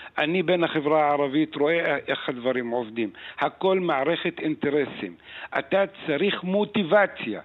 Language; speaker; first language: Hebrew; non-native, local second language; Arabic